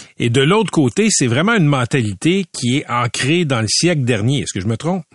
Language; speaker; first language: French; native; French